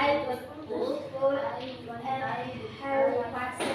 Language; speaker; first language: English; non-native, learner; Indonesian